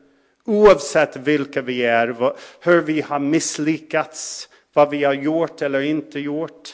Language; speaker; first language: Swedish; non-native, fluent; English